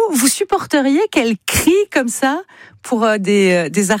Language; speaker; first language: French; native; French